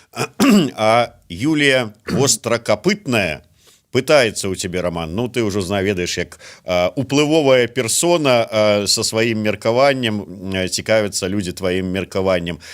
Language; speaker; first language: Belarusian; native; Belarusian